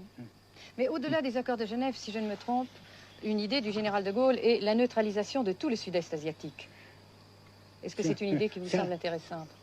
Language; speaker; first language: French; native; French